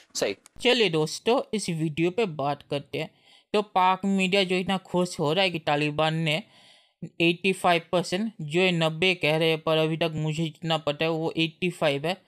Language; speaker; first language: Hindi; native; Hindi